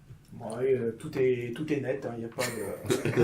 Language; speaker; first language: French; native; French